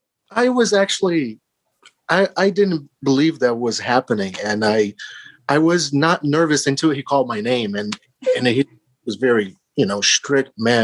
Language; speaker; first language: English; early bilingual, other home language; Portuguese